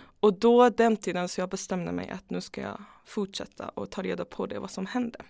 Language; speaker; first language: Swedish; non-native, fluent; Persian